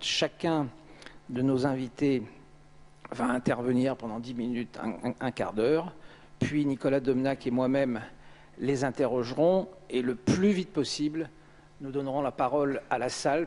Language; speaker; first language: French; native; French